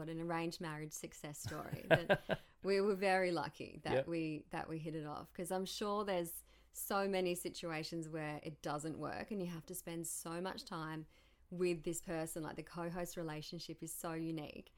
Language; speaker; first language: English; native; English